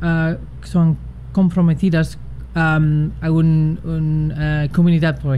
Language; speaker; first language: Spanish; non-native, learner; English